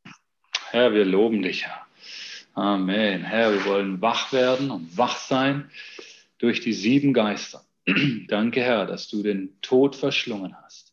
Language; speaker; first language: German; native; German